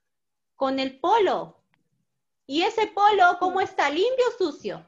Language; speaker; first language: Spanish; native; Spanish